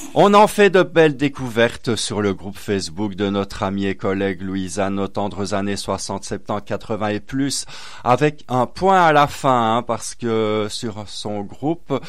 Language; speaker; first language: French; native; French